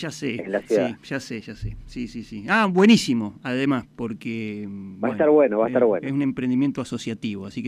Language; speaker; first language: Spanish; native; Spanish